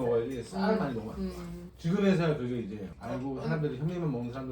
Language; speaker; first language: Korean; native; Korean